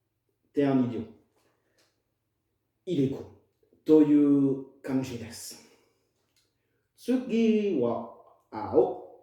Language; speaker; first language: Japanese; non-native, fluent; French